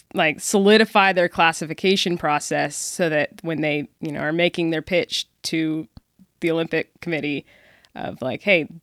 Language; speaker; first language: English; native; English